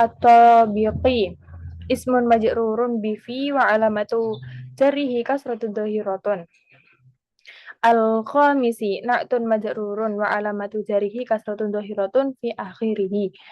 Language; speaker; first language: Arabic; non-native, learner; Indonesian